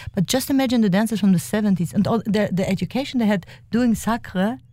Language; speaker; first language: English; early bilingual, other home language; German